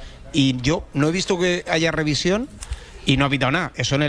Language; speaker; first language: Spanish; native; Spanish